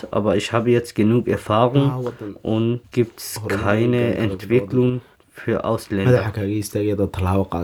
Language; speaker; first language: German; non-native, learner; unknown